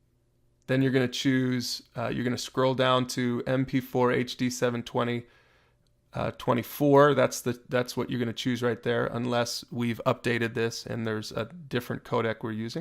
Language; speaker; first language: English; native; English